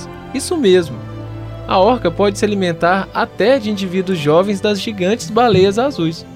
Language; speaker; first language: Portuguese; native; Portuguese